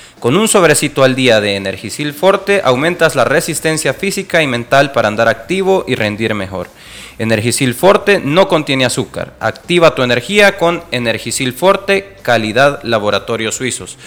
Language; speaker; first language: Spanish; native; Spanish